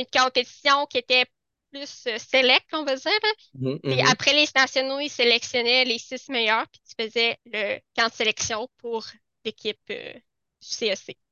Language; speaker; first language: French; native; French